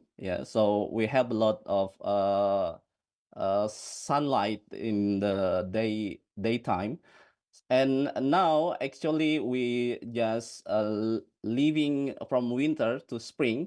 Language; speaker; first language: English; non-native, fluent; Indonesian